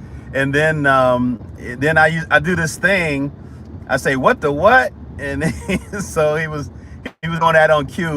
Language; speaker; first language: English; native; English